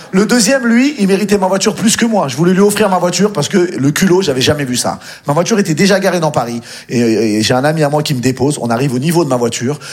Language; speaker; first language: French; native; French